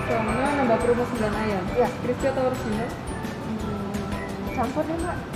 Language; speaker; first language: Indonesian; native; Indonesian